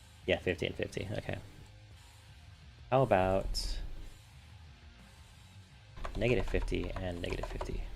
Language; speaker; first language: English; native; English